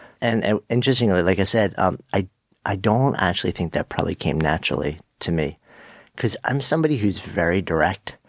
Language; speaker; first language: English; native; English